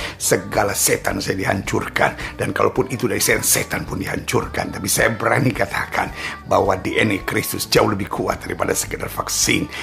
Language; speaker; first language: Indonesian; native; Indonesian